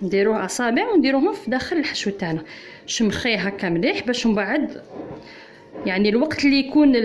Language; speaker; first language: Arabic; native; Arabic